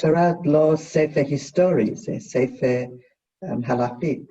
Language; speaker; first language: Hebrew; non-native, learner; English